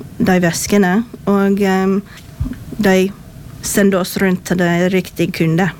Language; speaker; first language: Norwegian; non-native, fluent; English